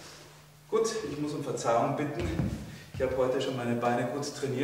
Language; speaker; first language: German; native; German